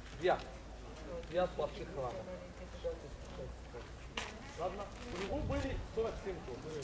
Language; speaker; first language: Russian; non-native, learner; Arabic